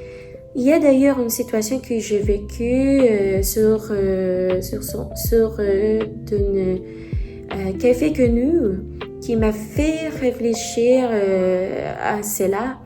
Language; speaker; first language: French; non-native, learner; Filipino